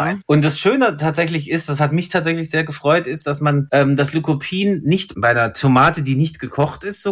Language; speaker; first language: German; native; German